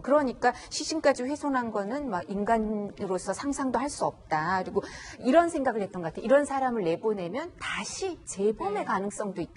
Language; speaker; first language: Korean; native; Korean